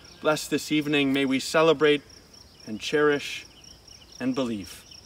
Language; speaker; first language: English; early bilingual, other home language; Lithuanian